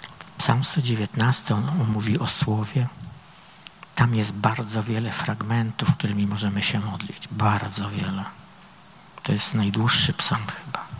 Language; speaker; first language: Polish; native; Polish